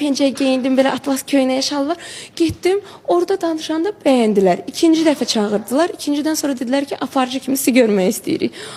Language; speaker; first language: Azerbaijani; non-native, local second language; Russian